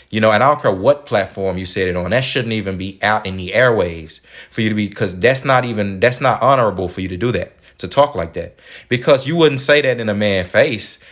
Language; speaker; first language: English; native; English